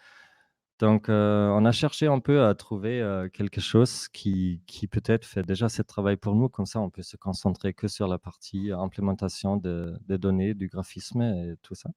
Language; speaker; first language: French; non-native, fluent; German